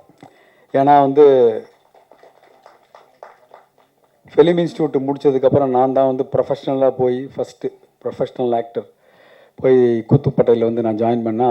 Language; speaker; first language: Tamil; native; Tamil